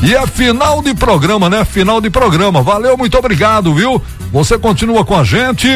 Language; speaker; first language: Portuguese; native; Portuguese